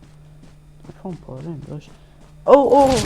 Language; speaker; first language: Turkish; non-native, learner; Persian